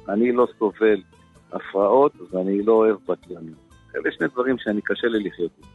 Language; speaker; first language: Hebrew; native; Hebrew